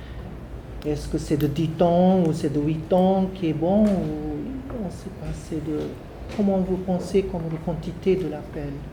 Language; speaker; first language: French; non-native, learner; Japanese